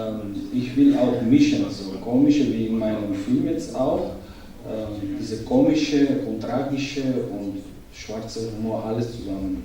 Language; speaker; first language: German; non-native, learner; Georgian